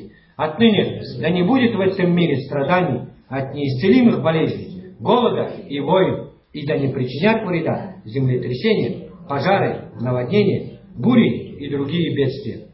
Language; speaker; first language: Russian; native; Russian